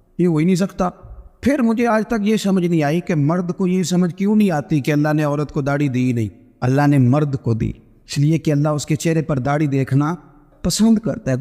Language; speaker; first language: Urdu; non-native, local second language; Punjabi